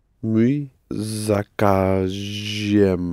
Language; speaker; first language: Russian; non-native, learner; English